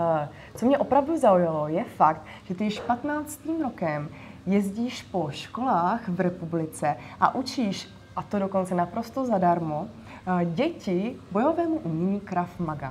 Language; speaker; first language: Czech; native; Czech